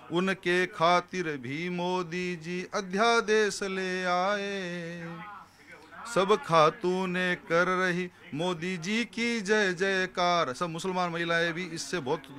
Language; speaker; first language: Hindi; native; Hindi